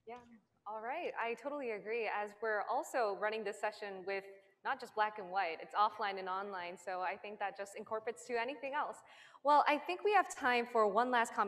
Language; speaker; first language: English; non-native, fluent; Korean